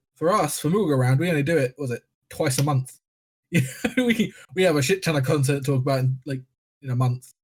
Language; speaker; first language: English; native; English